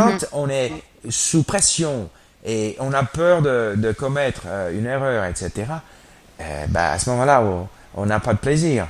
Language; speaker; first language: French; non-native, fluent; English